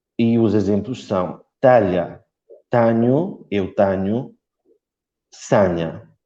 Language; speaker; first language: Portuguese; non-native, fluent; Polish